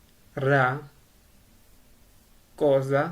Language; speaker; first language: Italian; non-native, learner; Georgian